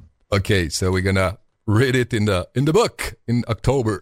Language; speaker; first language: English; non-native, fluent; French